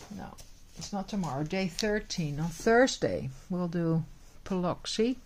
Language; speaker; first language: English; non-native, fluent; Dutch